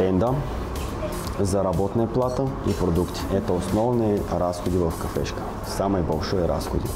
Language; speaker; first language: Russian; non-native, learner; Bulgarian